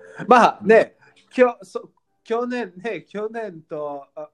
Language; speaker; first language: Japanese; non-native, learner; English